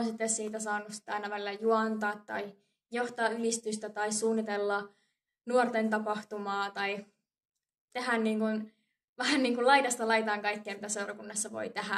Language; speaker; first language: Finnish; native; Finnish